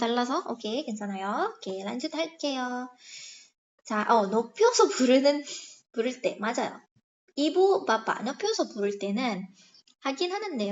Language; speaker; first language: Korean; non-native, fluent; Indonesian